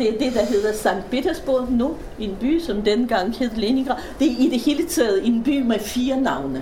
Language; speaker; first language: Danish; non-native, fluent; Russian